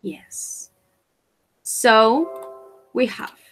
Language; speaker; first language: English; non-native, fluent; Spanish